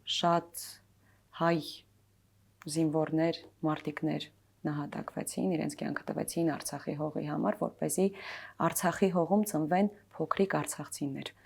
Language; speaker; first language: Armenian; native; Armenian